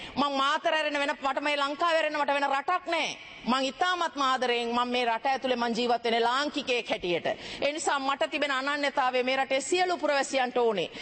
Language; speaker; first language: Sinhala; non-native, local second language; Tamil